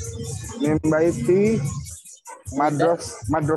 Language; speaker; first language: Arabic; non-native, learner; Indonesian